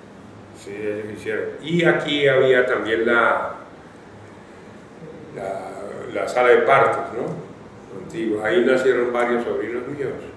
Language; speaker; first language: Spanish; native; Spanish